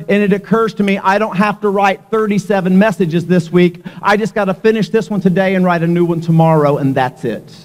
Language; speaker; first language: English; native; English